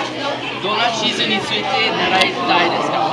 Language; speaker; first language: Japanese; non-native, learner; English